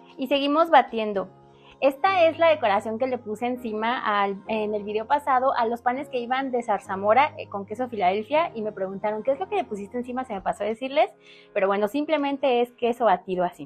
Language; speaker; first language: Spanish; native; Spanish